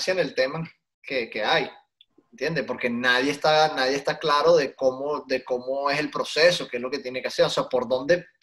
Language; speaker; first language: Spanish; native; Spanish